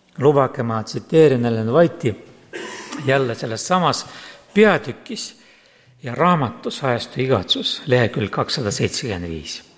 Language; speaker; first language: Estonian; non-native, local second language; Russian